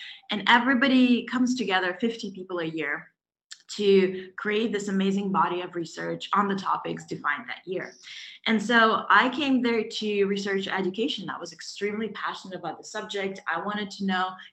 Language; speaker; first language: English; non-native, fluent; Russian